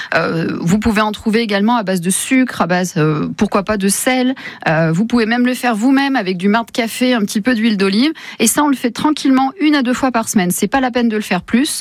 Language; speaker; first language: French; native; French